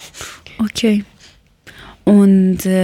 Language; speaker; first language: German; non-native, fluent; Persian